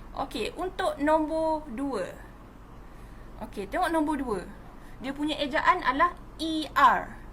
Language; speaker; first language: Malay; native; Malay